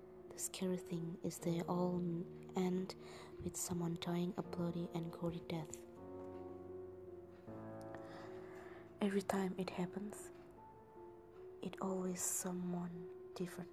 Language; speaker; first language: English; non-native, learner; Indonesian